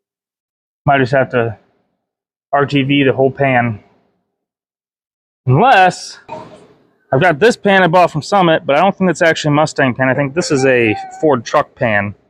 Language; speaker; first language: English; native; English